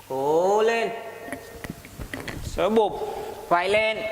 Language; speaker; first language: Vietnamese; non-native, learner; Hindi